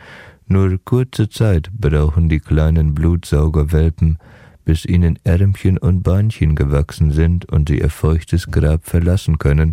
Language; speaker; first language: German; native; German